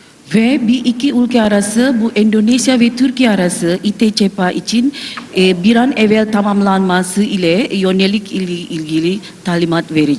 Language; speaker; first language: Turkish; non-native, fluent; Indonesian